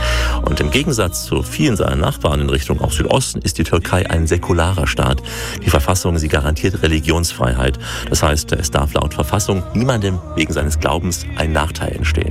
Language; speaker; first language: German; native; German